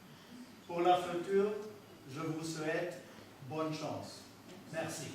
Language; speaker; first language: French; non-native, learner; German